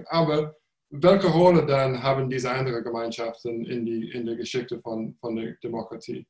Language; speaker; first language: German; non-native, fluent; English